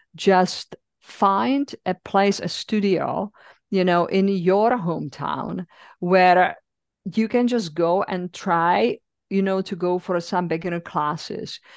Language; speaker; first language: English; non-native, fluent; Czech